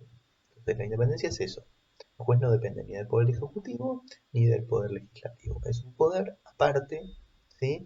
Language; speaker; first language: Spanish; native; Spanish